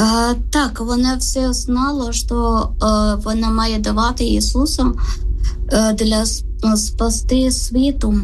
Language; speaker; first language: Ukrainian; non-native, learner; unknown